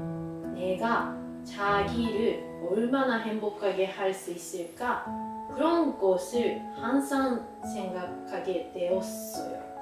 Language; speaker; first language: Korean; non-native, learner; Japanese